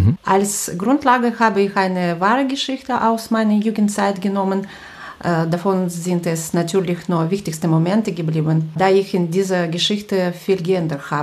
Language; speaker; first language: German; non-native, fluent; Russian